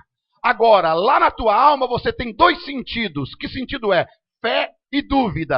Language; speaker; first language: Portuguese; native; Portuguese